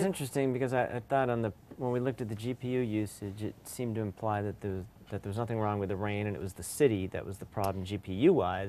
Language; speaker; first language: English; native; English